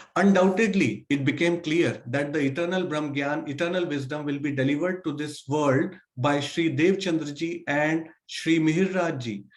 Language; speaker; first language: English; non-native, local second language; Hindi